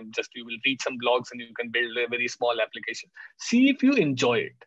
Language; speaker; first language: English; non-native, local second language; Hindi